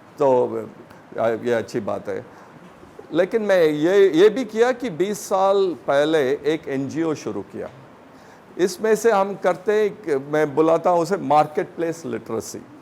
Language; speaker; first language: Hindi; non-native, local second language; Tamil